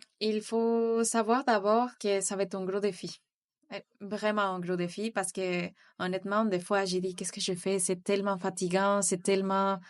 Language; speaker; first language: French; non-native, fluent; Spanish